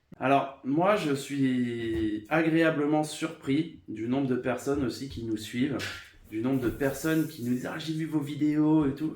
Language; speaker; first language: French; native; French